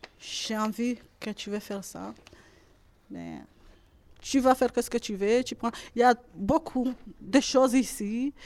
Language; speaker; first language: French; non-native, learner; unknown